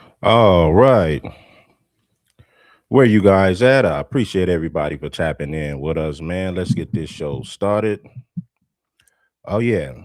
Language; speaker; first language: English; native; English